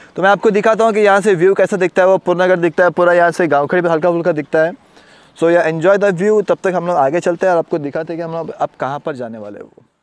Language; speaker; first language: Hindi; non-native, local second language; Konkani